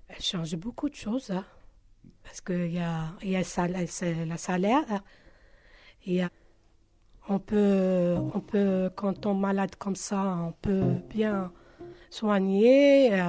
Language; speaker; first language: French; non-native, learner; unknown